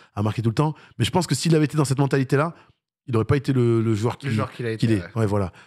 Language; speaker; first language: French; native; French